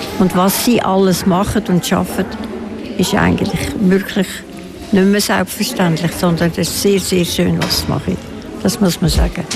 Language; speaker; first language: German; native; German